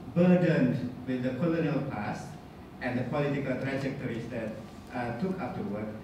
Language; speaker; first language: English; non-native, fluent; Indonesian